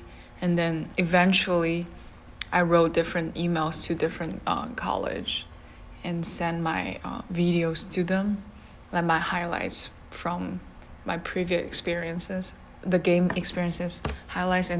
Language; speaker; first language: English; non-native, fluent; Chinese